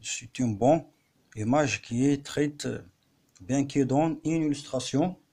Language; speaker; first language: French; non-native, local second language; Arabic